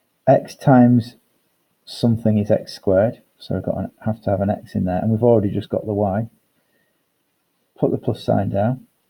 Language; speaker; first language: English; native; English